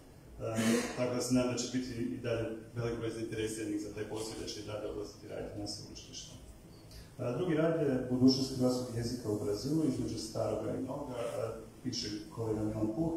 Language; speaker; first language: Croatian; native; Croatian